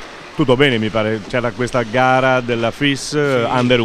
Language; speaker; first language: Italian; native; Italian